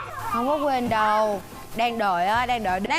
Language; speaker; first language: Vietnamese; native; Vietnamese